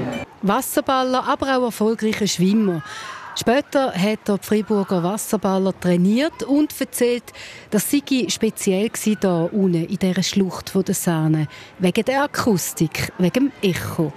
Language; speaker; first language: German; native; German